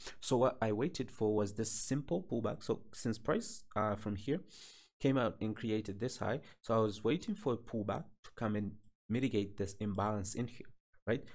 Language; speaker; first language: English; non-native, local second language; Swahili